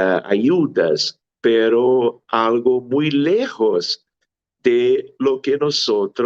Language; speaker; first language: Spanish; non-native, fluent; Portuguese